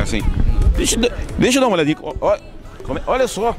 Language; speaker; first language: Portuguese; native; Portuguese